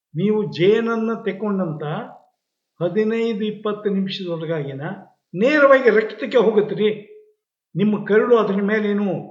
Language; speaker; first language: Kannada; native; Kannada